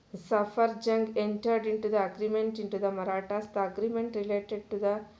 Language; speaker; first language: English; non-native, local second language; Kannada